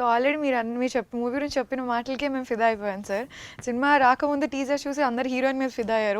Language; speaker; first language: Telugu; native; Telugu